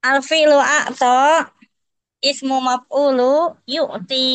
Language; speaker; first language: Arabic; non-native, learner; Indonesian